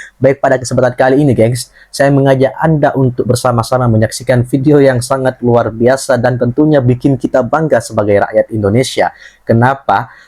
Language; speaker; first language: Indonesian; native; Indonesian